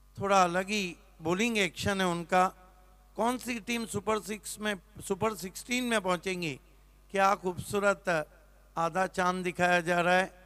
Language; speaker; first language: Hindi; non-native, local second language; Marathi